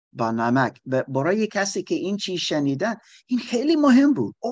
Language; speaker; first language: Persian; non-native, learner; German